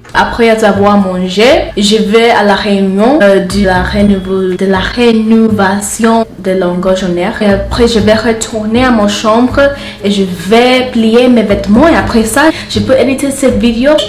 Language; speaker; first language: French; non-native, learner; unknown